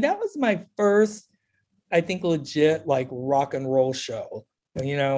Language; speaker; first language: English; native; English